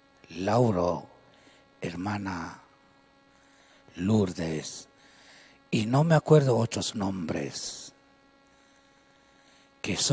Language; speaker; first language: Spanish; non-native, local second language; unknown